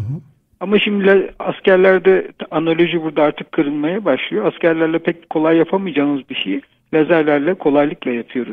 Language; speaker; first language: Turkish; native; Turkish